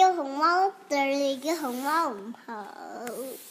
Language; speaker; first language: Cantonese; early bilingual, heritage; Cantonese